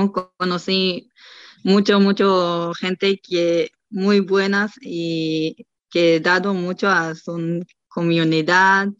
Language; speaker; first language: Spanish; non-native, learner; Hebrew